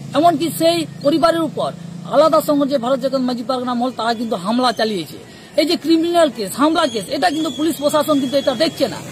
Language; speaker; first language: Bangla; non-native, local second language; Santali